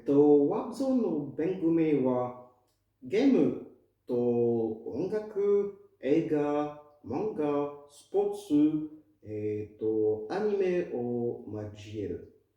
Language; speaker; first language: Japanese; non-native, fluent; French